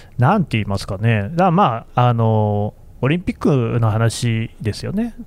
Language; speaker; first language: Japanese; native; Japanese